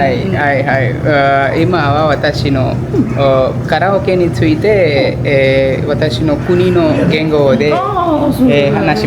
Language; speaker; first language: Japanese; non-native, learner; Telugu